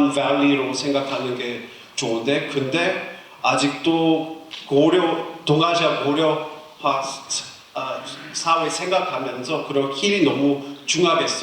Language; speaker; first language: Korean; non-native, fluent; English